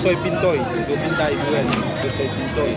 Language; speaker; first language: Spanish; non-native, learner; Haitian Creole